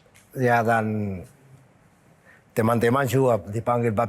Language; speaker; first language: Indonesian; non-native, fluent; Spanish